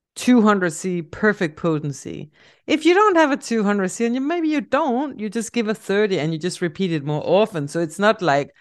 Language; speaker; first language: English; non-native, fluent; Danish